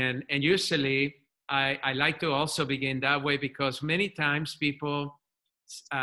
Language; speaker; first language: English; non-native, fluent; Spanish